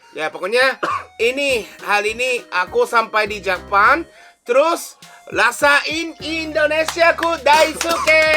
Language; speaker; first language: Indonesian; non-native, fluent; Japanese